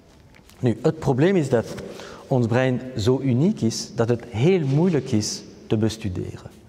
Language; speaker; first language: Dutch; non-native, fluent; French